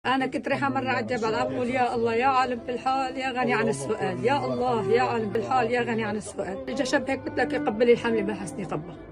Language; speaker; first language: Arabic; native; Arabic